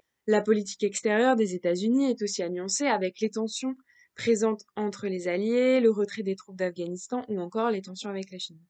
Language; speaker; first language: French; native; French